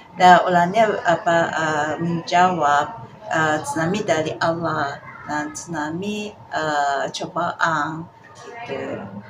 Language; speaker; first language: Indonesian; non-native, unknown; Japanese